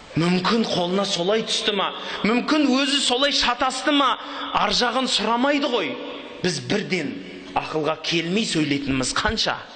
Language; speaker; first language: Kazakh; native; Kazakh